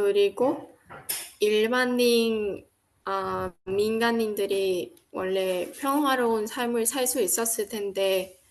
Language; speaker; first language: Korean; non-native, fluent; Vietnamese